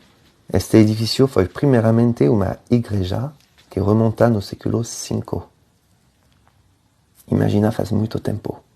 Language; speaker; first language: Portuguese; non-native, fluent; French